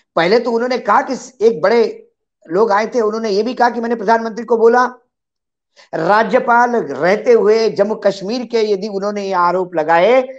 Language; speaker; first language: Hindi; native; Hindi